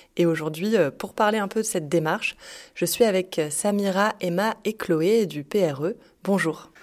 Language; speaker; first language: French; native; French